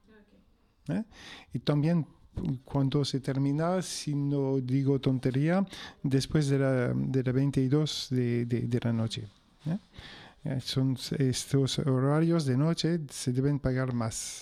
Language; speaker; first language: Spanish; non-native, fluent; French